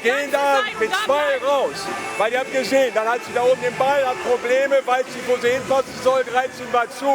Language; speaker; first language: German; native; German